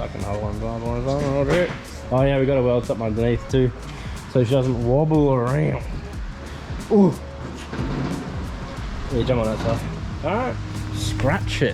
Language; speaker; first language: English; native; English